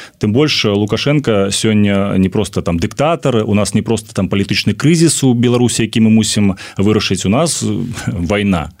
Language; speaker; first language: Belarusian; native; Belarusian